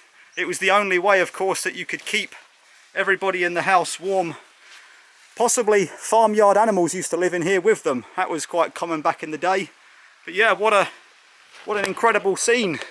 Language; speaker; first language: English; native; English